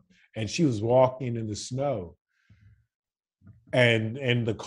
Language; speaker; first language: English; native; English